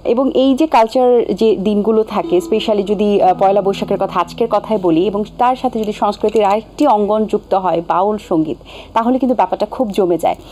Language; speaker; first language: Bangla; native; Bangla